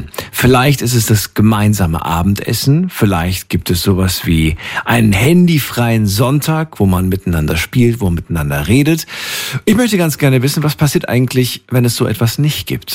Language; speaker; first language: German; native; German